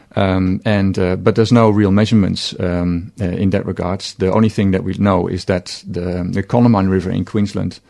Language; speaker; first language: English; non-native, fluent; Dutch